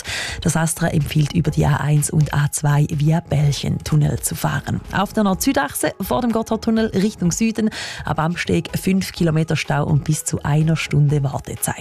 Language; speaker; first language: German; native; German